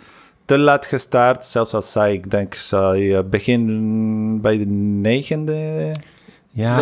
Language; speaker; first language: Dutch; non-native, fluent; Spanish